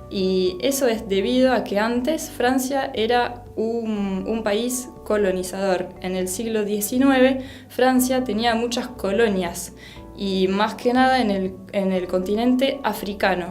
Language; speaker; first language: Spanish; non-native, fluent; French